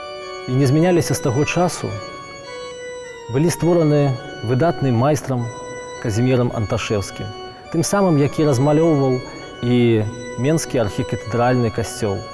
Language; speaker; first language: Belarusian; native; Belarusian